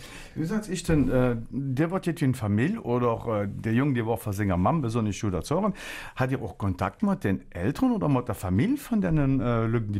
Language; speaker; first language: German; native; German